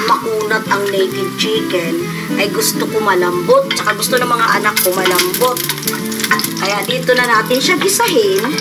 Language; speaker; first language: Filipino; native; Filipino